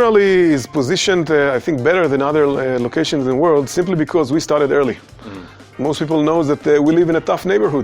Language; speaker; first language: English; non-native, fluent; Hebrew